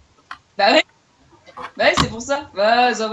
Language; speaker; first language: French; native; French